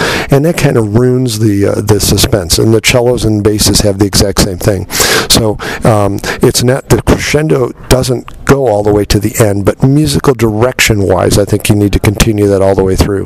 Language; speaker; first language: English; native; English